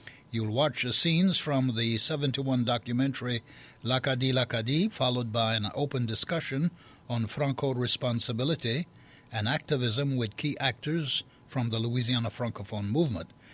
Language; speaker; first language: English; early bilingual, other home language; French